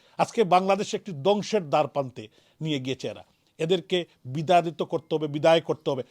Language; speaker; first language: Bangla; native; Bangla